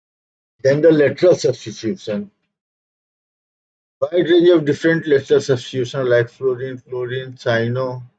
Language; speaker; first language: English; non-native, local second language; Hindi